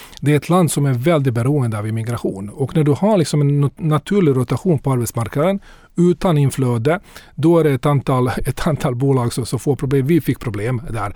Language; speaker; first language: Swedish; non-native, fluent; Bosnian